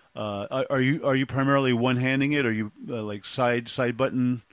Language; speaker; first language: English; native; English